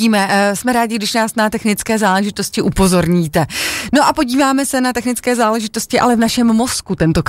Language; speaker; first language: Czech; native; Czech